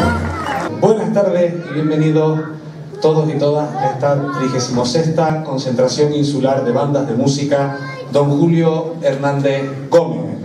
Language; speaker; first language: Spanish; native; Spanish